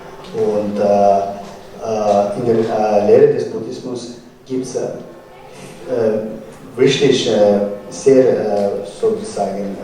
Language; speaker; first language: German; non-native, fluent; Tibetan